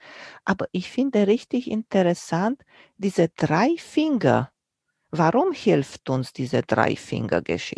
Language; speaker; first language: German; non-native, fluent; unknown